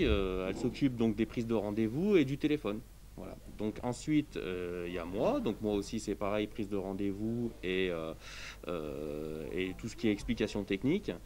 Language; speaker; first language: French; native; French